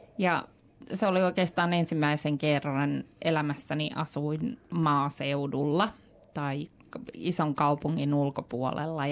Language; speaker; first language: Finnish; native; Finnish